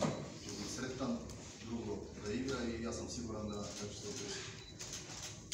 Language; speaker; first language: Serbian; non-native, learner; Bulgarian